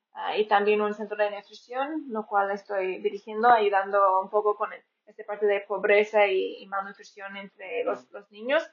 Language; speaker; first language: Spanish; non-native, fluent; English